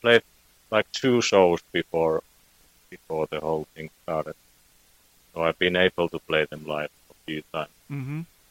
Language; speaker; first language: English; non-native, fluent; Finnish